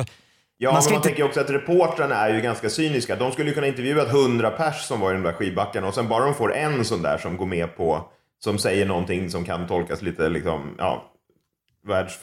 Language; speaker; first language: Swedish; native; Swedish